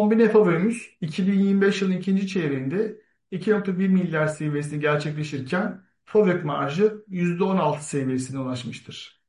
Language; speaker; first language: Turkish; native; Turkish